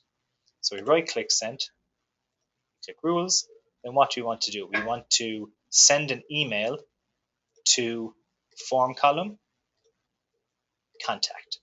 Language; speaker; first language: English; native; English